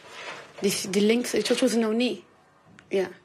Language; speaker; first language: Danish; non-native, learner; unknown